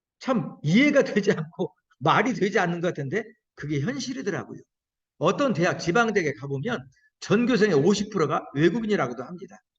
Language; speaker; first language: Korean; native; Korean